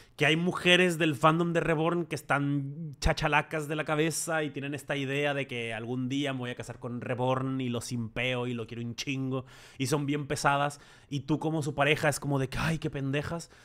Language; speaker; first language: Spanish; native; Spanish